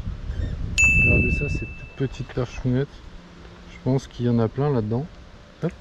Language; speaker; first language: French; native; French